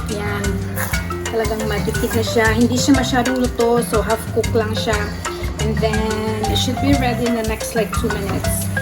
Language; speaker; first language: Filipino; non-native, local second language; Iloko